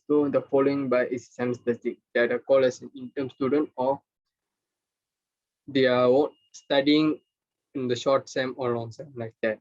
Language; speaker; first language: English; non-native, local second language; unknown